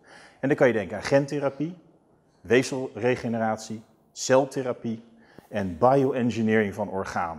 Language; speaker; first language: Dutch; native; Dutch